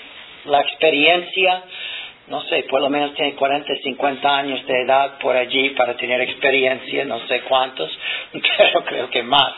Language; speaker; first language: Spanish; non-native, fluent; English